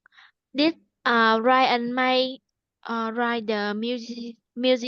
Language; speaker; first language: English; non-native, learner; Vietnamese